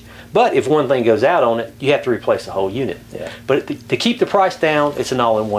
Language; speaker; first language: English; native; English